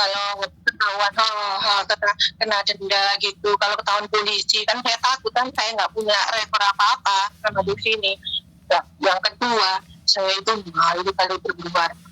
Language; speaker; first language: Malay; non-native, local second language; Javanese